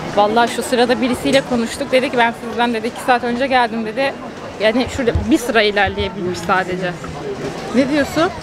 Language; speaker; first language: Turkish; early bilingual, heritage; Turkish